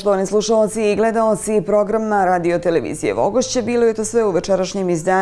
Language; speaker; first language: Bosnian; native; Bosnian